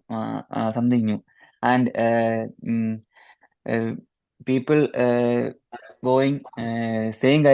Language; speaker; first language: English; non-native, learner; Malayalam